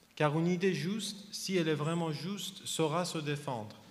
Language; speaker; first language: French; non-native, fluent; Persian